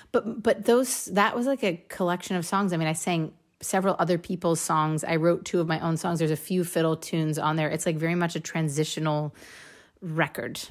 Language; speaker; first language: English; native; English